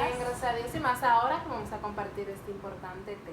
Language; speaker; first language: Spanish; native; Spanish